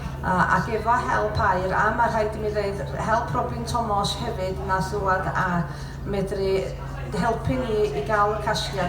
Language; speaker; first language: Welsh; native; Welsh